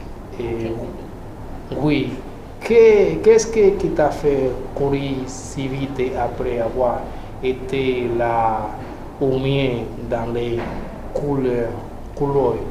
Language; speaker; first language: French; non-native, learner; Spanish